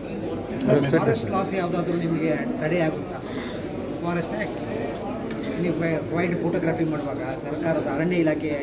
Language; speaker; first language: Kannada; native; Kannada